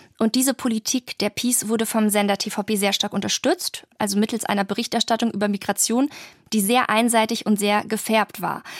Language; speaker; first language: German; early bilingual, other home language; Polish